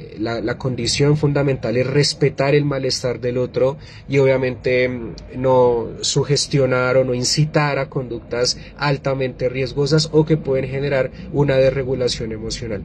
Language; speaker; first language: Spanish; native; Spanish